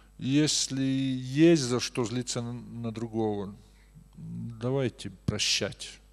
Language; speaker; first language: Russian; native; Russian